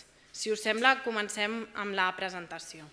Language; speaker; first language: Catalan; native; Catalan